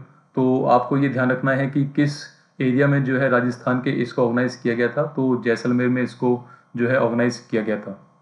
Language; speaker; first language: Hindi; native; Hindi